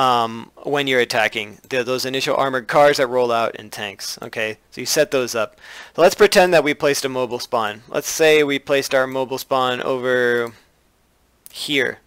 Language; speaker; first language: English; native; English